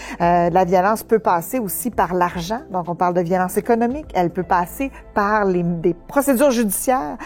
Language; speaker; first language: French; native; French